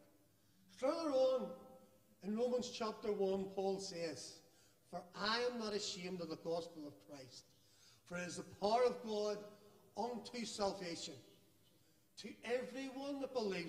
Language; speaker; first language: English; native; English